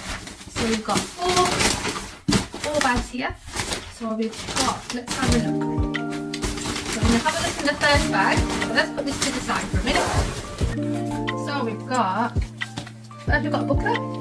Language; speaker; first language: English; native; English